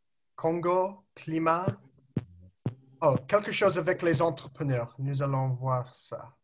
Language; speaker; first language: French; non-native, learner; English